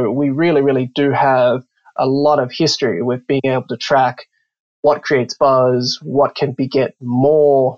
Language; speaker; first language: English; native; English